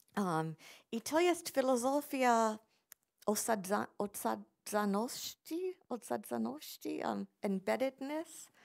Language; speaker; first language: Polish; non-native, fluent; English